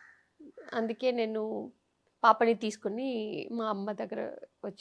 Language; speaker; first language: Telugu; non-native, fluent; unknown